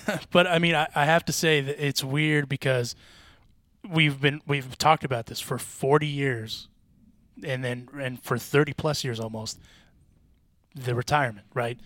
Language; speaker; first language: English; early bilingual, other home language; Spanish